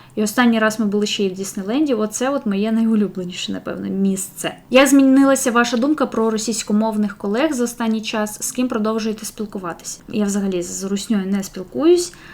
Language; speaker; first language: Ukrainian; non-native, local second language; Russian